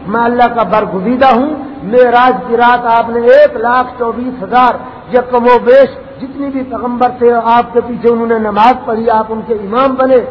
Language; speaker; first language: Urdu; non-native, local second language; Punjabi